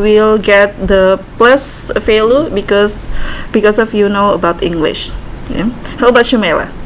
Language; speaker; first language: English; non-native, learner; Indonesian